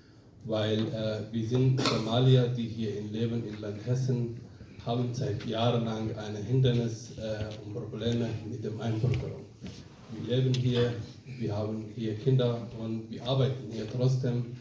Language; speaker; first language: German; non-native, fluent; Somali